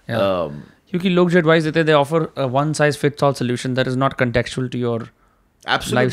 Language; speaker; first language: English; non-native, local second language; Hindi